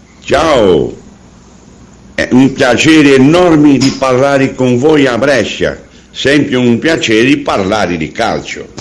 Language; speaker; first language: Italian; non-native, learner; Portuguese